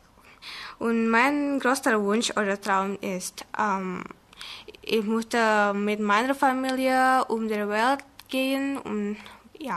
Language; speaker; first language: German; non-native, learner; Indonesian